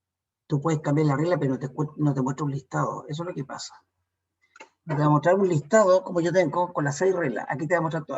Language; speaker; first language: Spanish; native; Spanish